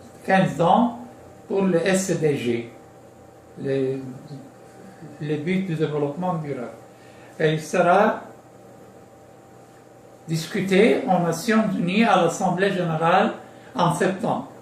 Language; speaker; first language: French; non-native, local second language; Arabic